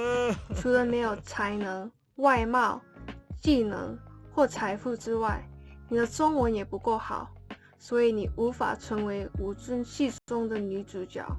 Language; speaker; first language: Chinese; non-native, learner; English